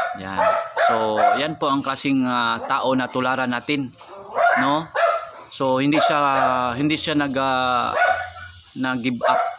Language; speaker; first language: Filipino; non-native, local second language; Cebuano